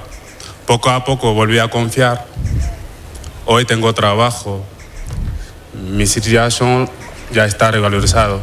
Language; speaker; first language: Spanish; non-native, fluent; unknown